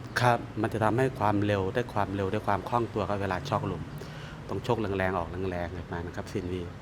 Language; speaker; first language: Thai; native; Thai